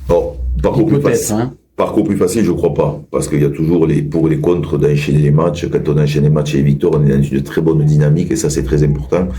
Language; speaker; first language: French; native; French